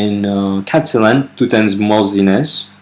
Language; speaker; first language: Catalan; non-native, learner; English